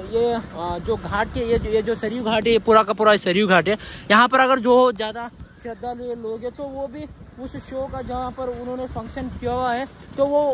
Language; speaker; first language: Hindi; non-native, local second language; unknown